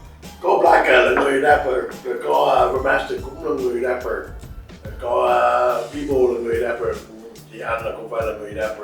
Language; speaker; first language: Vietnamese; early bilingual, heritage; Vietnamese